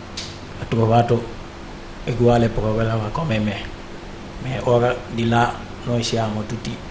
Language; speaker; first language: Italian; non-native, learner; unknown